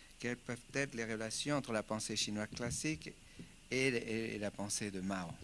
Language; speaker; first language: French; non-native, fluent; Spanish